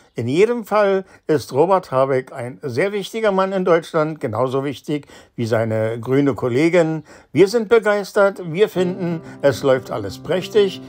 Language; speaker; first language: German; native; German